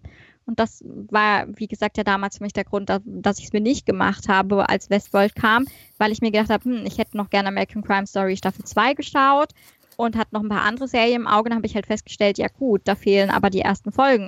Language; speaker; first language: German; native; German